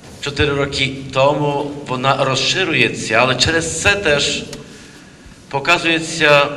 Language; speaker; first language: Ukrainian; early bilingual, heritage; Ukrainian